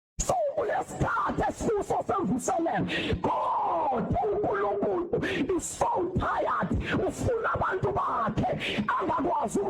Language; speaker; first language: Zulu; non-native, local second language; Xhosa